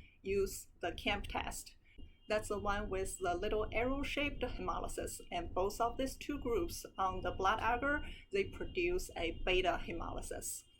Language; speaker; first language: English; non-native, fluent; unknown